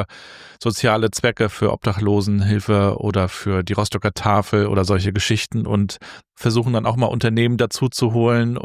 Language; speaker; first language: German; native; German